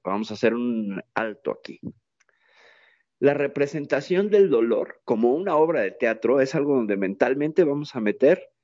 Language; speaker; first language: Spanish; native; Spanish